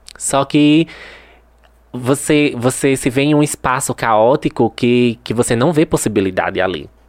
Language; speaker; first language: Portuguese; native; Portuguese